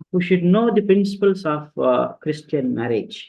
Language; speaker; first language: English; non-native, local second language; Telugu